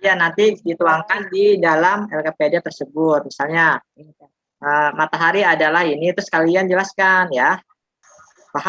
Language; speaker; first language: Indonesian; native; Indonesian